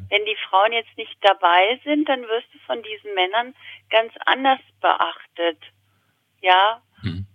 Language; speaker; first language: German; early bilingual, other home language; Italian